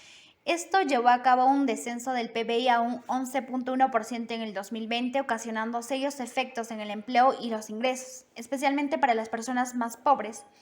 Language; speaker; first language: Spanish; native; Spanish